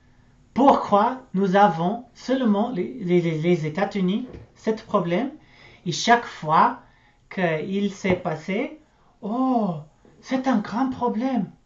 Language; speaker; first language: French; non-native, learner; English